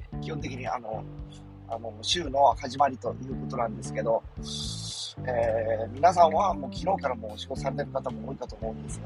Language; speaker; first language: Japanese; native; Japanese